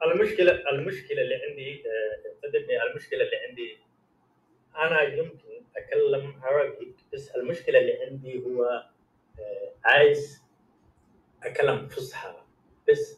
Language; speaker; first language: Arabic; non-native, fluent; Somali